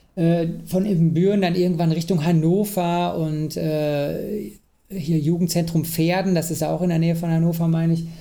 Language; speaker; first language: German; native; German